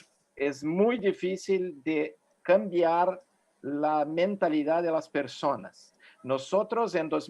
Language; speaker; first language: Spanish; non-native, fluent; Portuguese